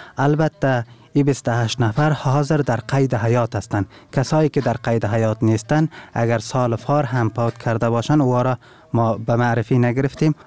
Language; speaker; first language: Persian; non-native, local second language; Turkmen